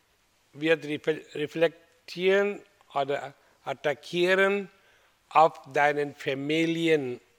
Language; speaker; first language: German; non-native, learner; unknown